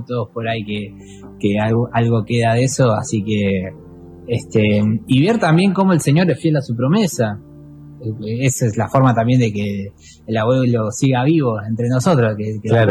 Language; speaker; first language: Spanish; native; Spanish